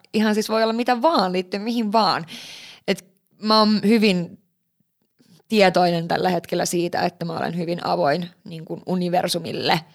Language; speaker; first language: Finnish; early bilingual, heritage; Finnish